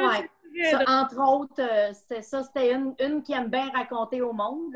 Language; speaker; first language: French; native; French